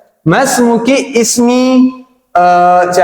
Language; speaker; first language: Arabic; non-native, learner; Indonesian